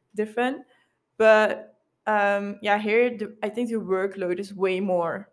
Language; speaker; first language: English; non-native, fluent; Dutch